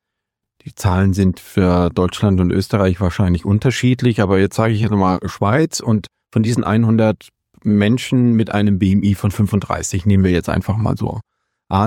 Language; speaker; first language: German; native; German